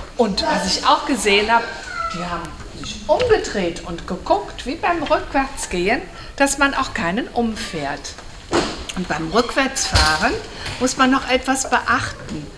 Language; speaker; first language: German; native; German